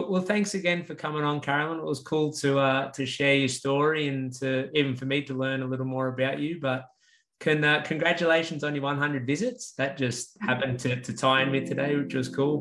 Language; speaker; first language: English; native; English